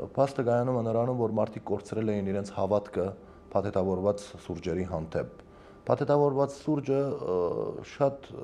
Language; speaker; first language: Armenian; early bilingual, heritage; Armenian